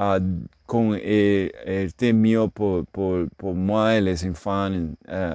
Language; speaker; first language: French; non-native, learner; English